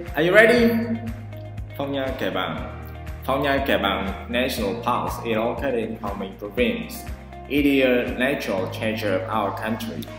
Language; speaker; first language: English; non-native, fluent; Vietnamese